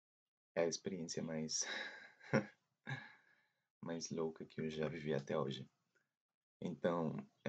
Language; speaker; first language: Portuguese; non-native, fluent; Spanish